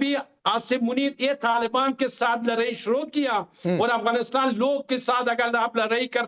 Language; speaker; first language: Hindi; non-native, fluent; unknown